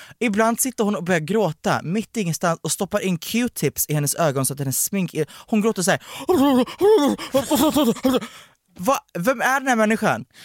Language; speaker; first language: Swedish; native; Swedish